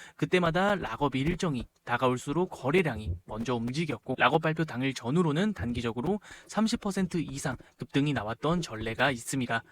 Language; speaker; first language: Korean; native; Korean